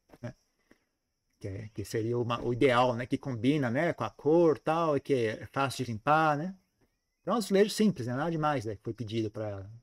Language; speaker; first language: Portuguese; native; Portuguese